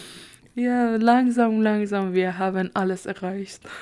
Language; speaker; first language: German; non-native, learner; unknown